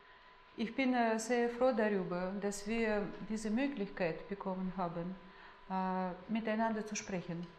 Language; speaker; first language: German; non-native, fluent; Russian